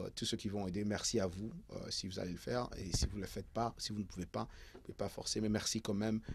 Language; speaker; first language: French; non-native, local second language; Haitian Creole